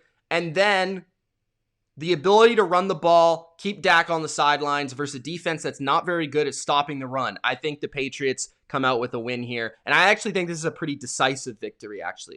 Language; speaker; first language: English; native; English